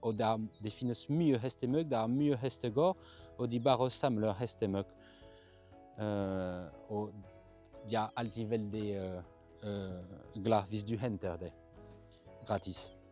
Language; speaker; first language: Norwegian; non-native, fluent; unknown